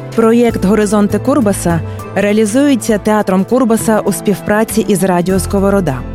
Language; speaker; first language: Ukrainian; native; Ukrainian